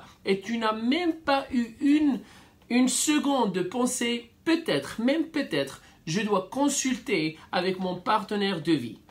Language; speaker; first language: French; non-native, fluent; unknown